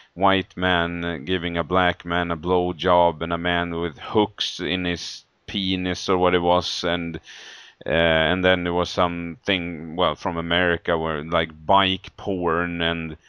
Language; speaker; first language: English; non-native, fluent; Swedish